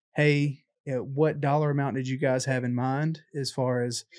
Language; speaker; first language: English; native; English